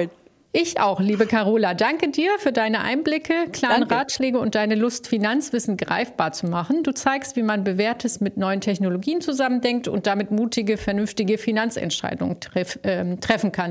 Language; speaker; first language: German; native; German